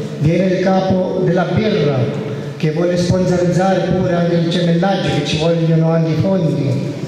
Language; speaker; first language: Italian; early bilingual, heritage; German